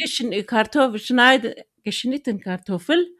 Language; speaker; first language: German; non-native, learner; Turkish